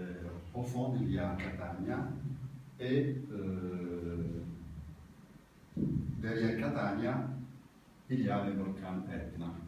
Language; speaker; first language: French; non-native, learner; Italian